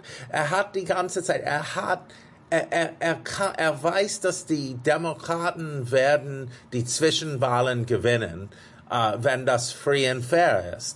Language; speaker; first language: German; non-native, fluent; English